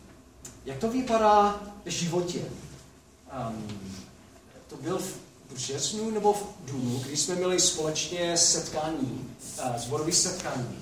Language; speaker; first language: Czech; non-native, fluent; English